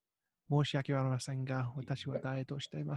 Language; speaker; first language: Japanese; non-native, learner; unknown